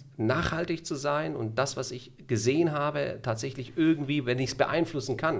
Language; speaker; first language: German; non-native, fluent; Italian